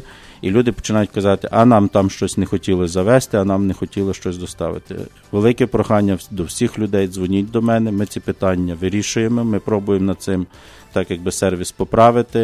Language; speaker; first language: Ukrainian; native; Ukrainian